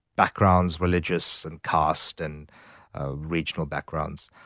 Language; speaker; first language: English; native; English